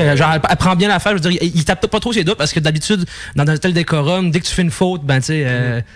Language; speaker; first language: French; native; French